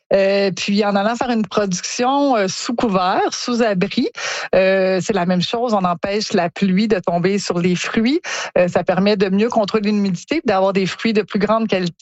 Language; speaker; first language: French; native; French